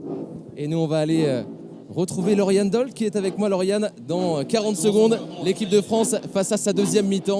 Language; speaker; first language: French; native; French